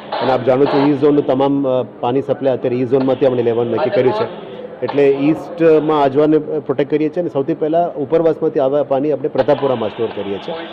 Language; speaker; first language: Gujarati; non-native, local second language; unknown